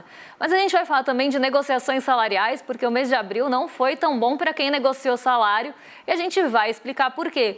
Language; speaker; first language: Portuguese; native; Portuguese